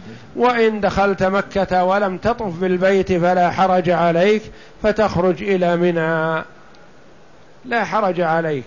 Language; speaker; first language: Arabic; native; Arabic